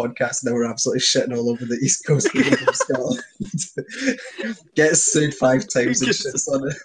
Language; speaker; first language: English; native; English